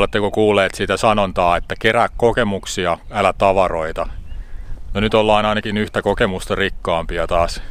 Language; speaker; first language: Finnish; native; Finnish